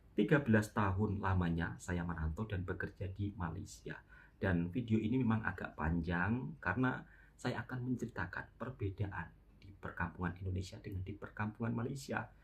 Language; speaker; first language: Indonesian; native; Indonesian